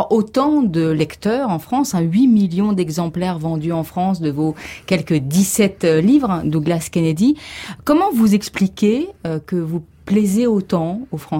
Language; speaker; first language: French; native; French